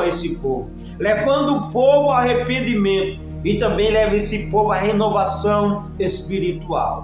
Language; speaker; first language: Portuguese; native; Portuguese